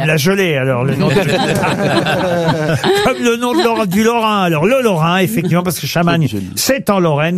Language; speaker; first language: French; native; French